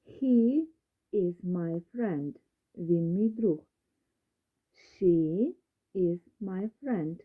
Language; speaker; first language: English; non-native, fluent; Ukrainian